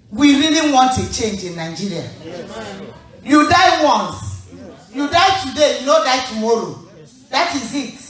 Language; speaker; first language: English; non-native, local second language; Igbo